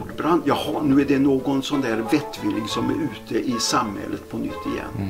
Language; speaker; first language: Swedish; native; Swedish